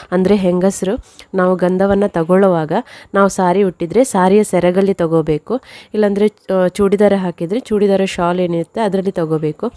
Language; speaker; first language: Kannada; non-native, local second language; Tulu